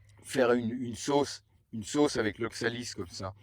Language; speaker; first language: French; native; French